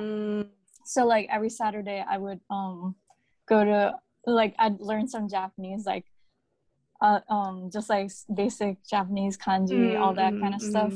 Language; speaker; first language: English; early bilingual, other home language; Japanese